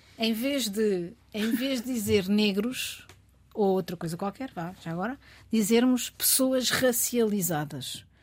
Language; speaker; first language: Portuguese; native; Portuguese